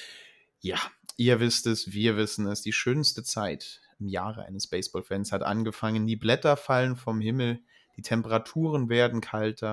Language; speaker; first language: German; native; German